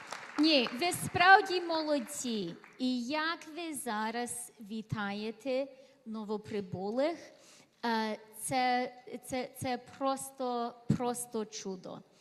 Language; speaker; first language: Ukrainian; early bilingual, heritage; Ukrainian